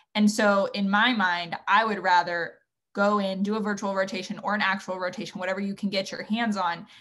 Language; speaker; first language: English; native; English